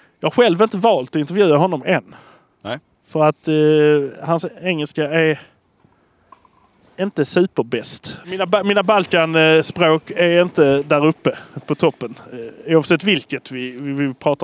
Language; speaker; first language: Swedish; native; Swedish